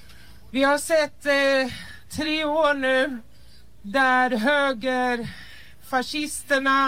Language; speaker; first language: Swedish; early bilingual, other home language; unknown